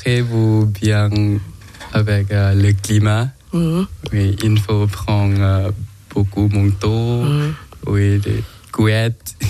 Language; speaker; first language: French; non-native, learner; Thai